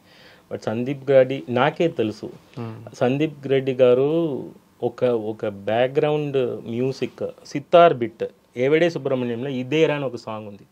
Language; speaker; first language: Telugu; non-native, fluent; Tamil